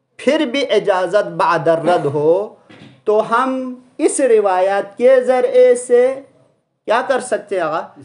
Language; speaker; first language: Urdu; non-native, local second language; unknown